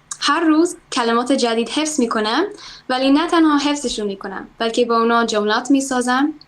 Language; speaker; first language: Persian; non-native, fluent; English